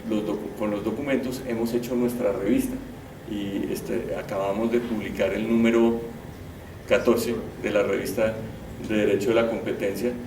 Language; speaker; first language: Spanish; native; Spanish